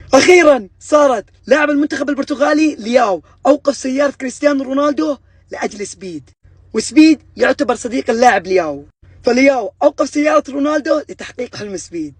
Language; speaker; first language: Arabic; native; Arabic